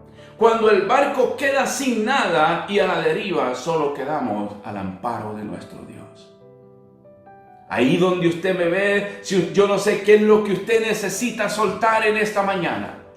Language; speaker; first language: Spanish; native; Spanish